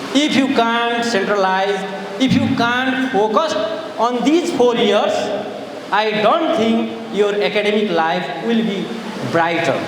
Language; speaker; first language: English; non-native, local second language; Nepali